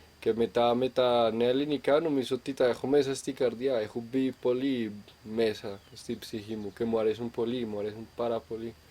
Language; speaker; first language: Greek; non-native, fluent; Spanish